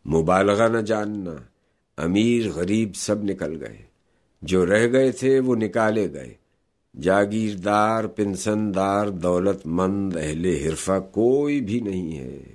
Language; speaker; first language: Urdu; native; Urdu